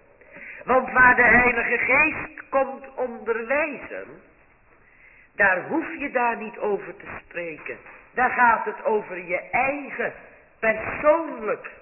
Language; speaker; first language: Dutch; native; Dutch